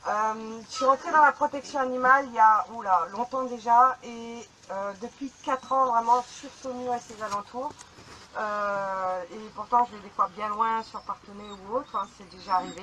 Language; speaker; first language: French; native; French